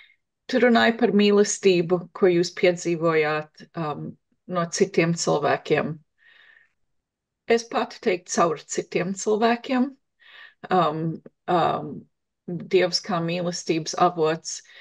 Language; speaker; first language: Latvian; early bilingual, heritage; English